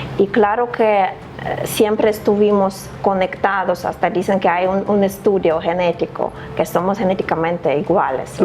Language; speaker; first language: Spanish; non-native, fluent; Ukrainian